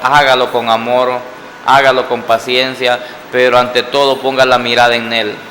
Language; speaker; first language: Spanish; native; Spanish